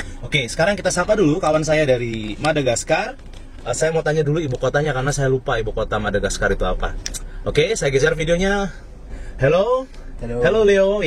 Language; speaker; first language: Indonesian; native; Indonesian